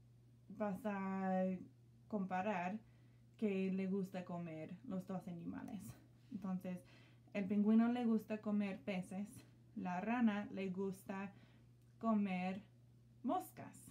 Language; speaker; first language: Spanish; non-native, learner; English